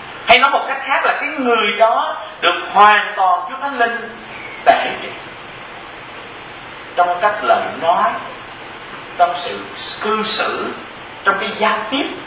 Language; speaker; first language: Vietnamese; early bilingual, heritage; Vietnamese